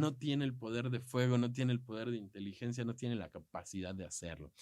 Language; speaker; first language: Spanish; native; Spanish